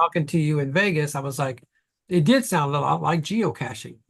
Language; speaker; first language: English; native; English